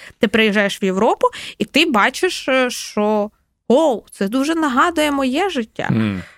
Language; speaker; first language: Ukrainian; non-native, local second language; Russian